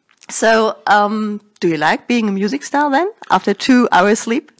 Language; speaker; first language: English; non-native, fluent; German